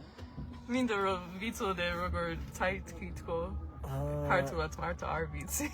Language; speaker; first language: Georgian; early bilingual, heritage; Georgian